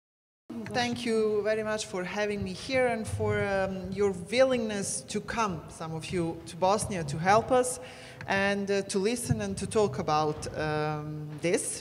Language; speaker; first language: English; non-native, fluent; Bosnian